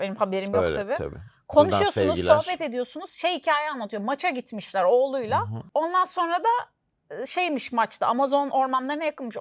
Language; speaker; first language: Turkish; native; Turkish